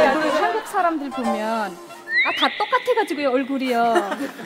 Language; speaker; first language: Korean; non-native, fluent; Indonesian